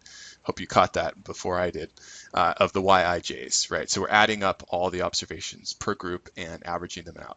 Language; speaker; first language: English; native; English